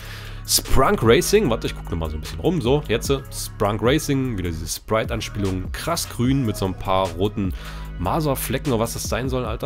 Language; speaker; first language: German; native; German